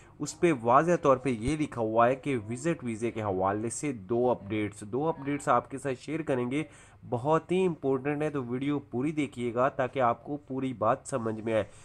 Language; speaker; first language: Urdu; native; Urdu